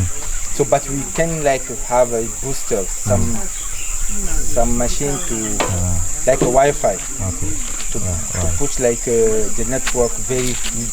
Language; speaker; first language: English; non-native, learner; Sango